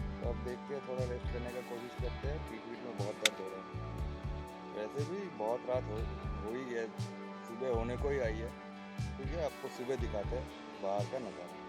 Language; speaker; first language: Hindi; non-native, local second language; Bangla